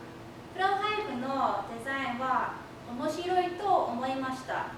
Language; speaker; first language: Japanese; non-native, fluent; English